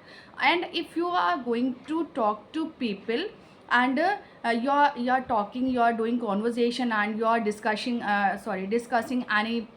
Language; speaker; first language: English; non-native, local second language; Hindi